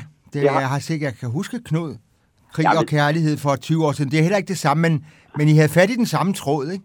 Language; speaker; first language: Danish; native; Danish